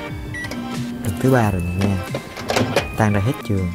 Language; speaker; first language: Vietnamese; native; Vietnamese